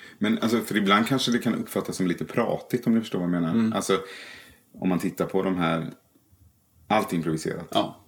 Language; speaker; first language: Swedish; native; Swedish